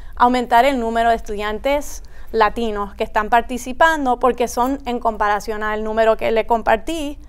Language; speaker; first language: Spanish; early bilingual, heritage; Spanish